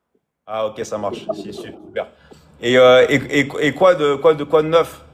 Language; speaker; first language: French; native; French